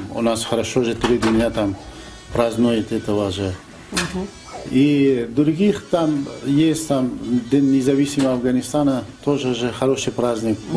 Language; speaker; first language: Russian; non-native, fluent; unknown